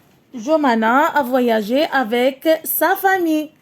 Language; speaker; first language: French; non-native, local second language; Arabic